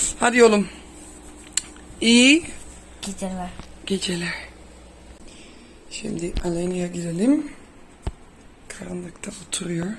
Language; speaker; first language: Turkish; non-native, fluent; Dutch